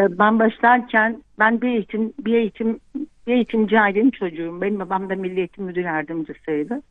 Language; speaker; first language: Turkish; non-native, local second language; Kurdish